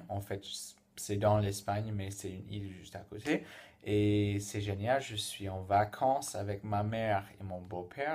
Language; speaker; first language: French; non-native, fluent; English